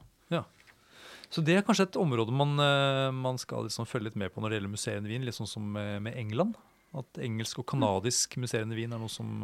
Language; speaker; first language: Norwegian; native; Norwegian